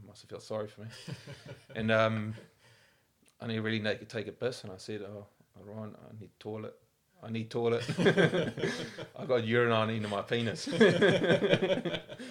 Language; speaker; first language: English; non-native, local second language; Afrikaans